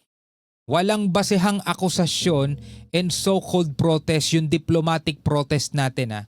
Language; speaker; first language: Filipino; native; Filipino